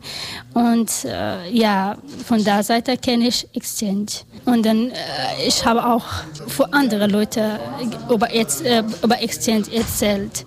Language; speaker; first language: German; non-native, learner; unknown